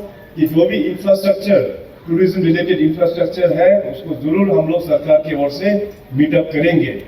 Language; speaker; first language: Hindi; non-native, local second language; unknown